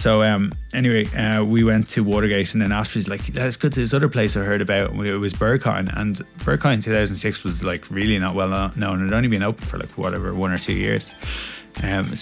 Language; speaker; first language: English; native; English